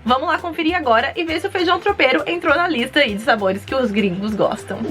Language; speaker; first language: Portuguese; native; Portuguese